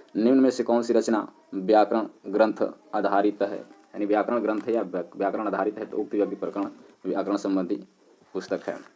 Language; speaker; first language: Hindi; native; Hindi